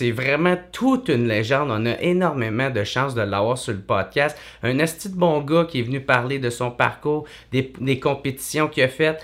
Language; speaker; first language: French; native; French